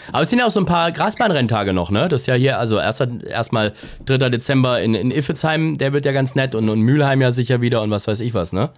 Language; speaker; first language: German; native; German